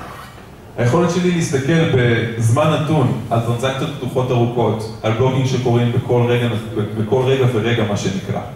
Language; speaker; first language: Hebrew; native; Hebrew